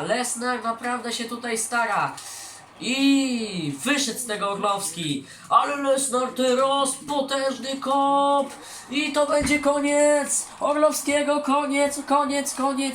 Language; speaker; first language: Polish; native; Polish